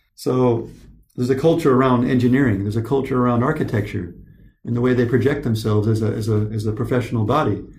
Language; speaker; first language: English; native; English